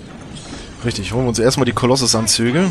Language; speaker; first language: German; native; German